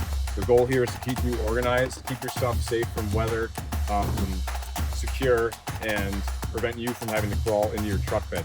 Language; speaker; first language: English; native; English